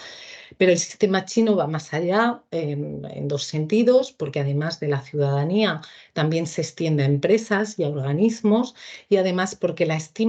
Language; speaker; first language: Spanish; native; Spanish